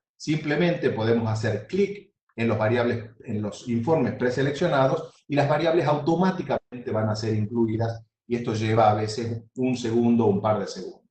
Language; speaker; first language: Spanish; native; Spanish